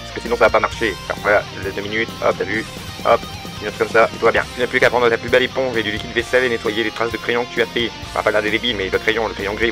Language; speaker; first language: French; native; French